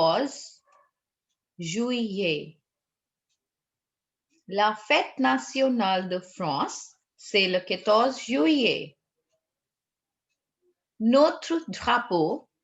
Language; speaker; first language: French; non-native, fluent; Hindi